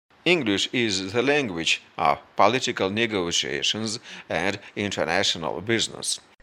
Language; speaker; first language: English; non-native, fluent; Russian